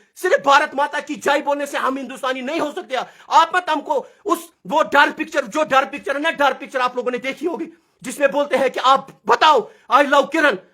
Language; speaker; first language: Urdu; non-native, local second language; Kashmiri